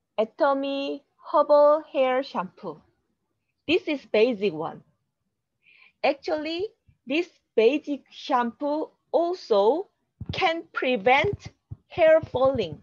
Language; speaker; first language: English; non-native, learner; Korean